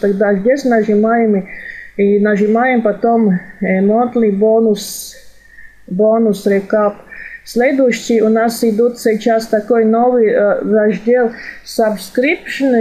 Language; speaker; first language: Russian; non-native, fluent; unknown